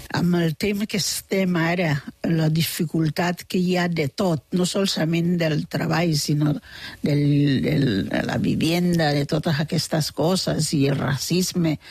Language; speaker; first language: Catalan; non-native, fluent; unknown